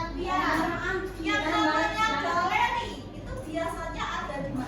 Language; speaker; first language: Indonesian; native; Indonesian